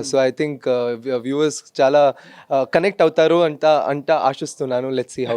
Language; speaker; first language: Telugu; non-native, fluent; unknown